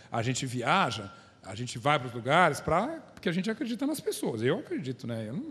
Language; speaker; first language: Portuguese; native; Portuguese